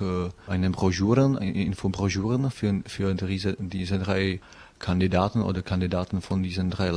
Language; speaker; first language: German; non-native, learner; Czech